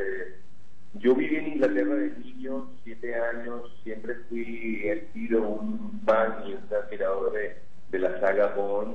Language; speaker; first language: Spanish; native; Spanish